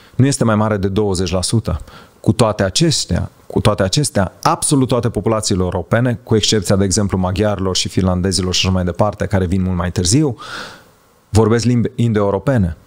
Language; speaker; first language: Romanian; native; Romanian